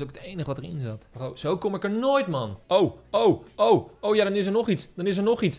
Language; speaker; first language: Dutch; native; Dutch